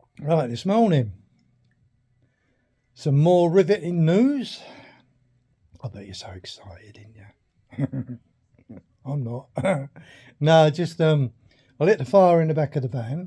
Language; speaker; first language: English; native; English